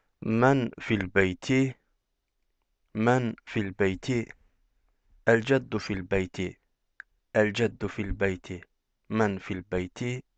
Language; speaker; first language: Arabic; non-native, fluent; Turkish